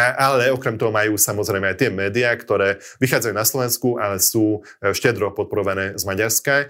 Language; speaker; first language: Slovak; non-native, local second language; Hungarian